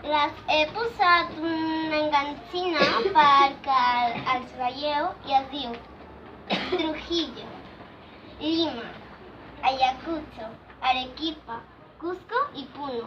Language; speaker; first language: Catalan; early bilingual, other home language; Spanish